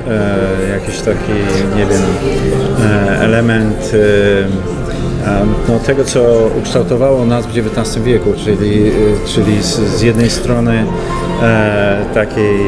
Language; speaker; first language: Polish; native; Polish